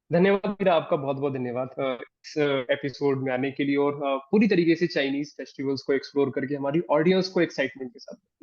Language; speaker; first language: Hindi; native; Hindi